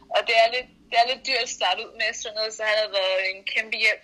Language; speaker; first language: Danish; native; Danish